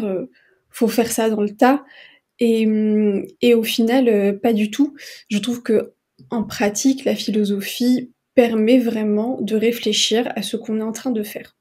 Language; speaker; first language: French; non-native, local second language; Arabic